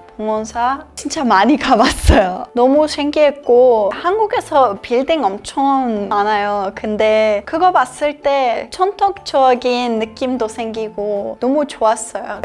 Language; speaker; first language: Korean; non-native, learner; Serbian